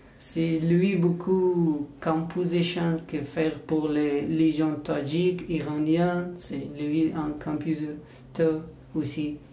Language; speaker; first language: French; non-native, learner; Persian